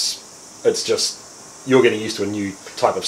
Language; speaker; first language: English; native; English